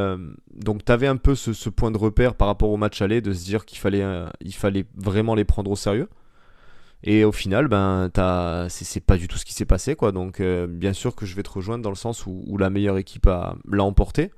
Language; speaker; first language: French; native; French